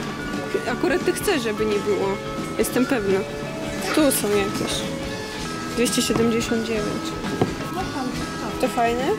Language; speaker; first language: Polish; native; Polish